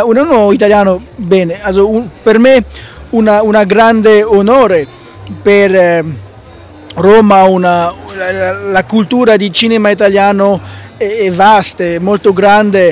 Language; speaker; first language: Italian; non-native, learner; English